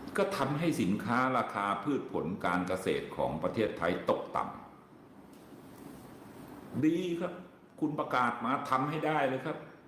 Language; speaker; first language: Thai; native; Thai